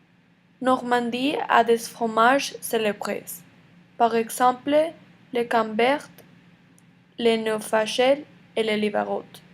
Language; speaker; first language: French; non-native, learner; Spanish